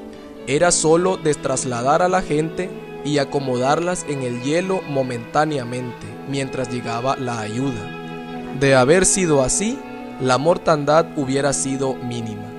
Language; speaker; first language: Spanish; native; Spanish